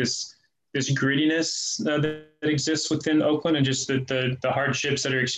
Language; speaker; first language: English; native; English